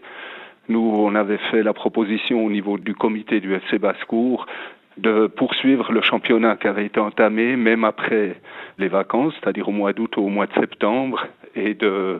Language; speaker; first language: French; native; French